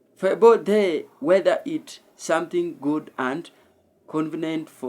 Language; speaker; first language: English; non-native, local second language; Swahili